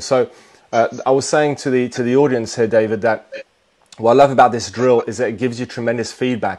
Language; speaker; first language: English; native; English